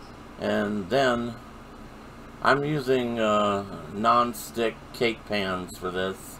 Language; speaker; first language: English; native; English